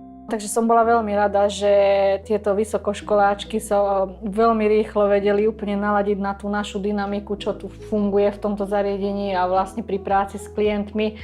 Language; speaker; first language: Slovak; native; Slovak